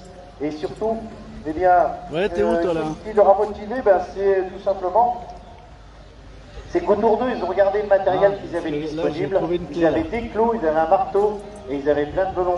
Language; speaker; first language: French; native; French